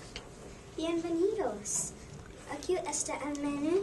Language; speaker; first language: Spanish; non-native, learner; English